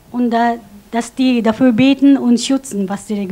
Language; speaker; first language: German; non-native, fluent; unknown